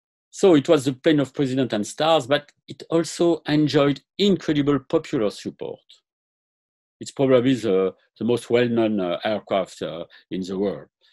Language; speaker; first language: English; non-native, fluent; French